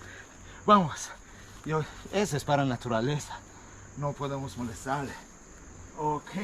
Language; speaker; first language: Spanish; non-native, local second language; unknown